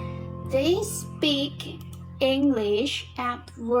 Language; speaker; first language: English; non-native, fluent; Indonesian